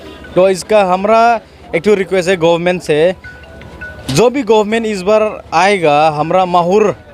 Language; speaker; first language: Hindi; non-native, local second language; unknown